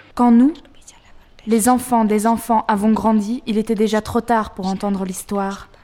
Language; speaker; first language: French; native; French